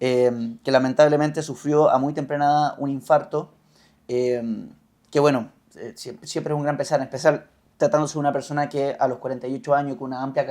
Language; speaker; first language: Spanish; native; Spanish